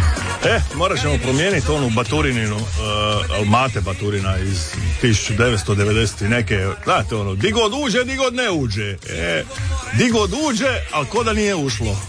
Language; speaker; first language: Serbian; native; Serbian